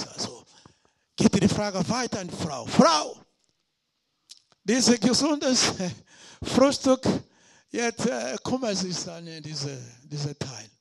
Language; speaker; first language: German; non-native, learner; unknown